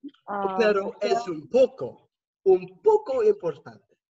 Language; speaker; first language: Spanish; non-native, learner; English